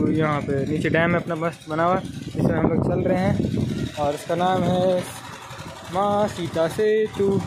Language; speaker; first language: Hindi; native; Hindi